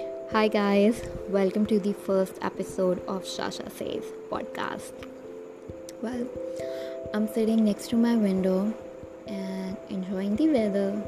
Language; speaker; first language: English; non-native, local second language; Hindi